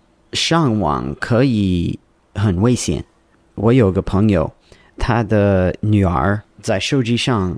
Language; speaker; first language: Chinese; non-native, learner; English